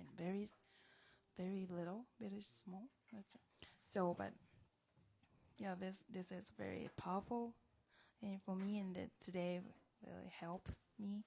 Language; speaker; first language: English; non-native, learner; Japanese